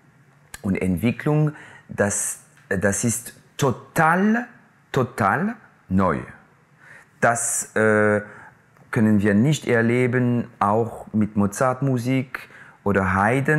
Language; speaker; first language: German; non-native, local second language; French